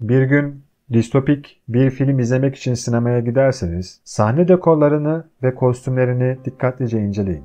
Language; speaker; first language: Turkish; native; Turkish